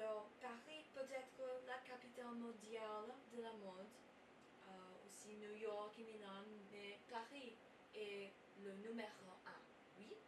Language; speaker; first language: French; non-native, learner; English